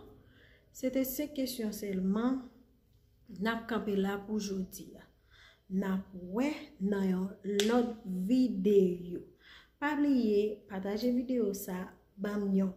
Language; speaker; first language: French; non-native, learner; Haitian Creole